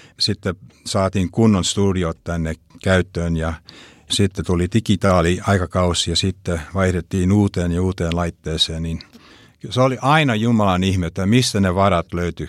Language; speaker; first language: Finnish; early bilingual, heritage; Finnish